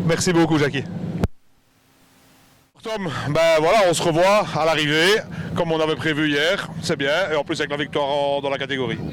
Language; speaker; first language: French; native; French